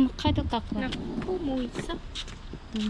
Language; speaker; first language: Korean; early bilingual, other home language; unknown